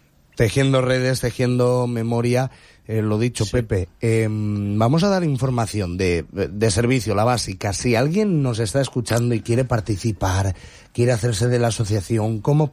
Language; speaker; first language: Spanish; native; Spanish